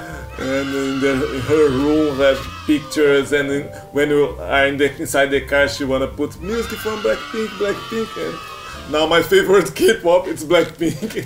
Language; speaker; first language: English; non-native, learner; Portuguese